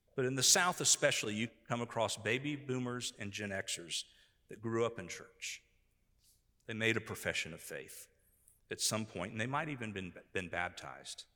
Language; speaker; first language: English; native; English